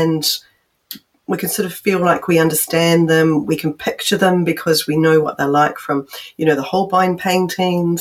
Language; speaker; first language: English; native; English